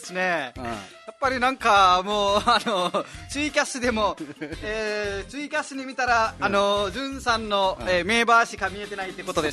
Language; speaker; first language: Japanese; non-native, fluent; Nepali